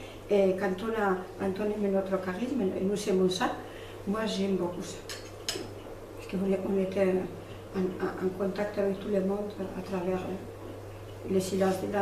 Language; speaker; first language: French; non-native, fluent; Spanish